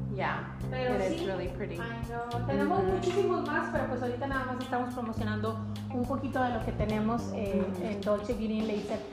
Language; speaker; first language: Spanish; early bilingual, heritage; Spanish